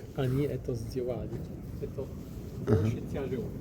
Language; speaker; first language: Russian; non-native, learner; Polish